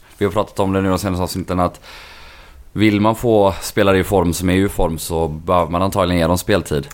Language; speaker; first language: Swedish; native; Swedish